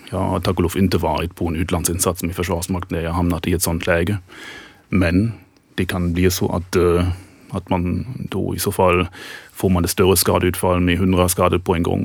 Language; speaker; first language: Swedish; non-native, fluent; German